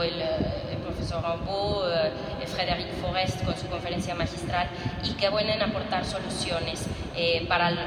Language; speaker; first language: Spanish; native; Spanish